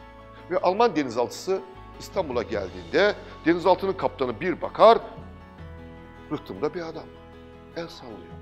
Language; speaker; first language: Turkish; native; Turkish